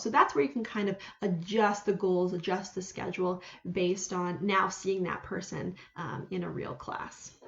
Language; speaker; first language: English; native; English